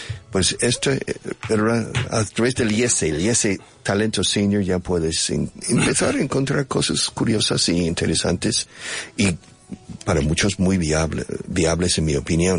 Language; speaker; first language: Spanish; non-native, fluent; English